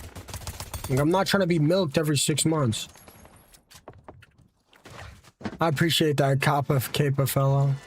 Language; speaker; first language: English; native; English